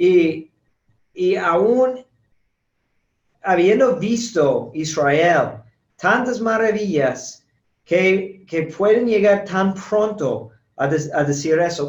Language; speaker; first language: Spanish; non-native, fluent; English